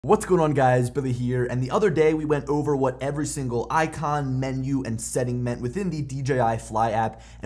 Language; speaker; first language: English; native; English